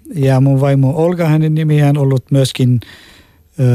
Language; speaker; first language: Finnish; non-native, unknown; Arabic